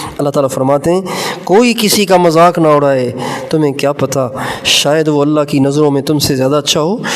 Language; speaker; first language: Urdu; native; Urdu